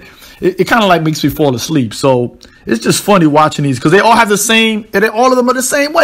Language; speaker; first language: English; native; English